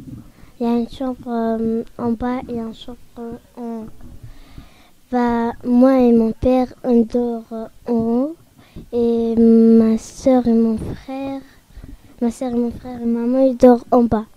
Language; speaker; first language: French; early bilingual, other home language; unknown